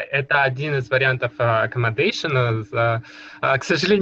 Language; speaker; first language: Russian; native; Russian